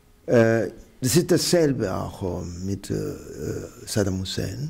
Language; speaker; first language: German; non-native, fluent; Arabic